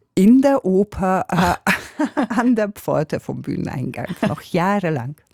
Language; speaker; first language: German; non-native, fluent; Hungarian